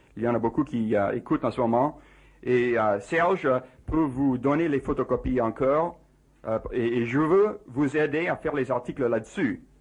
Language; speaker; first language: French; non-native, fluent; English